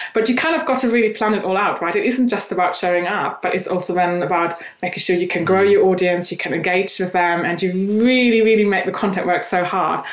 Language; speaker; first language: English; non-native, fluent; German